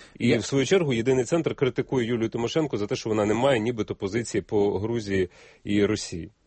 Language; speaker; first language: Ukrainian; native; Ukrainian